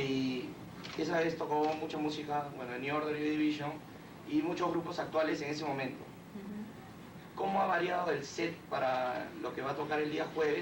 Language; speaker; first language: Spanish; native; Spanish